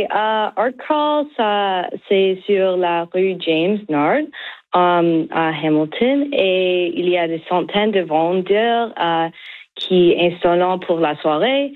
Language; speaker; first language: French; non-native, learner; English